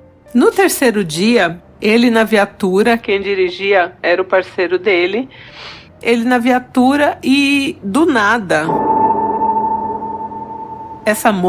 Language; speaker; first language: Portuguese; native; Portuguese